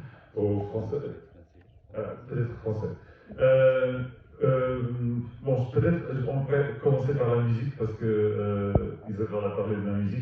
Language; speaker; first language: French; non-native, fluent; Portuguese